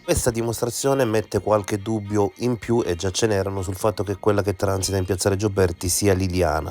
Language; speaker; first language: Italian; native; Italian